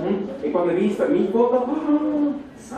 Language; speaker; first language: Spanish; non-native, learner; English